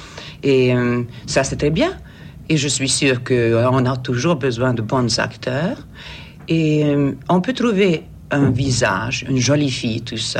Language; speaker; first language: French; non-native, fluent; Swedish